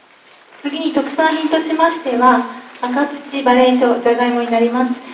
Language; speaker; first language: Japanese; native; Japanese